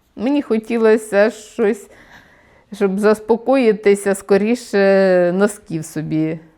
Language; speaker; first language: Ukrainian; native; Ukrainian